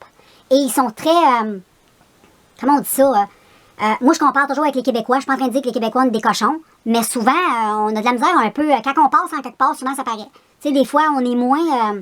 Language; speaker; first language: French; native; French